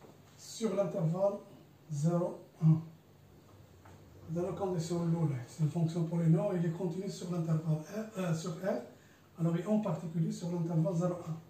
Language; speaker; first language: French; non-native, local second language; Arabic